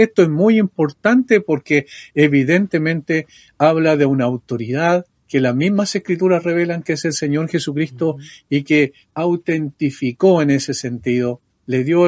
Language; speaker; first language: Spanish; native; Spanish